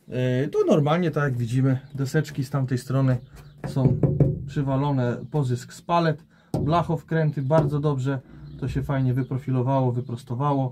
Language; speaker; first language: Polish; native; Polish